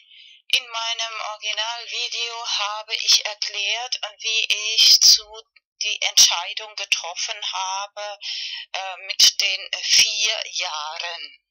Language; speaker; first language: German; non-native, learner; Spanish